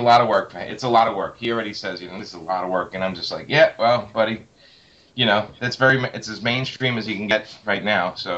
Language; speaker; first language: English; native; English